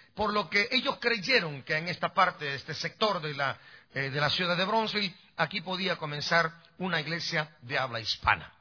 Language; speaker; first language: Spanish; native; Spanish